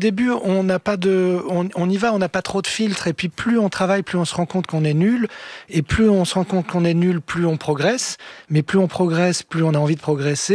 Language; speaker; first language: French; native; French